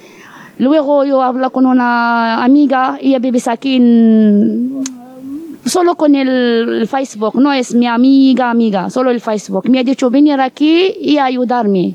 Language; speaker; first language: Spanish; non-native, learner; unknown